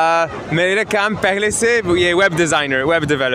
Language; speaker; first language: Hindi; non-native, learner; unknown